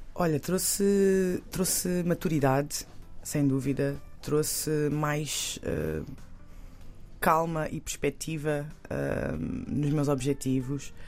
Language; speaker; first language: Portuguese; native; Portuguese